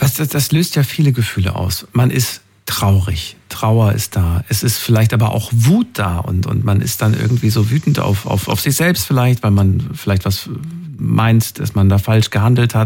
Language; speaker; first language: German; native; German